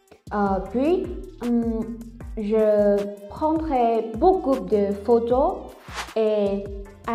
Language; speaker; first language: French; non-native, learner; Vietnamese